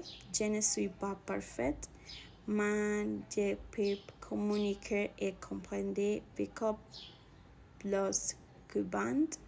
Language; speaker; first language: French; non-native, learner; Spanish